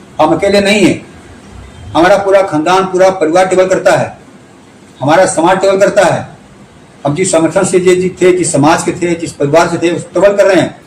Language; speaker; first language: Hindi; native; Hindi